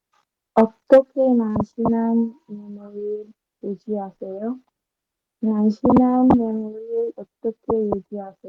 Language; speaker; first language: Korean; non-native, learner; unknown